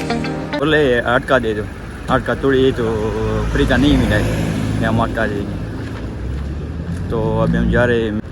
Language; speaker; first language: Hindi; non-native, local second language; Pashto